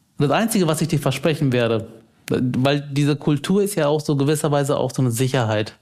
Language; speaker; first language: German; early bilingual, other home language; Tamil